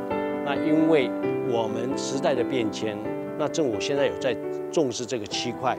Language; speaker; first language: Chinese; non-native, local second language; Hakka Chinese